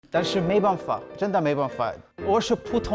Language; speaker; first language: Chinese; non-native, learner; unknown